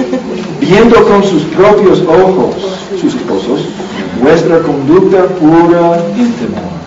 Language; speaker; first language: Spanish; non-native, learner; English